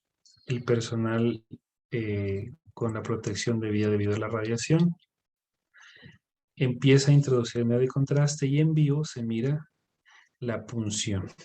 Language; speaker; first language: Spanish; native; Spanish